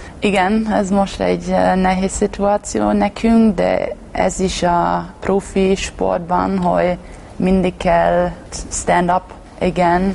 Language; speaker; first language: Hungarian; non-native, learner; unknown